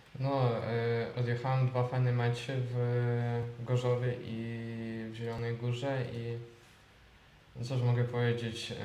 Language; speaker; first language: Polish; non-native, fluent; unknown